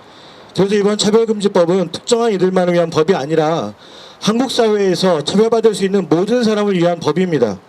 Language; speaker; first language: Korean; native; Korean